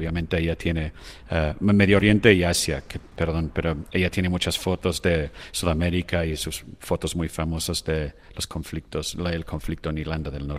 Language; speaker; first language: Spanish; non-native, fluent; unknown